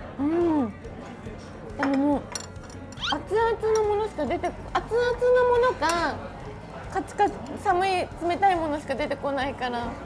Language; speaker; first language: Japanese; native; Japanese